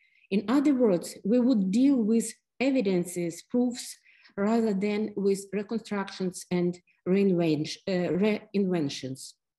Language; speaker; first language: English; non-native, fluent; Ukrainian